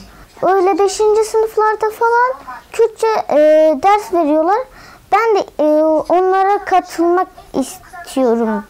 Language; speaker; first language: Turkish; non-native, local second language; Kurdish